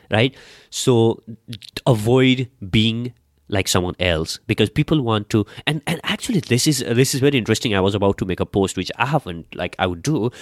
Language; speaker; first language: English; non-native, local second language; Nepali